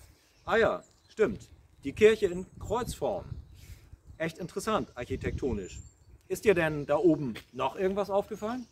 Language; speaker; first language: German; native; German